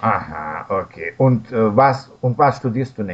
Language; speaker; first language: German; non-native, fluent; Russian